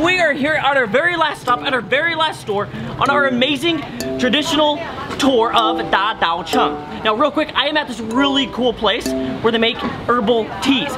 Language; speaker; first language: English; native; English